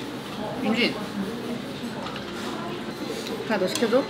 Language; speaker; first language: Chinese; non-native, fluent; Korean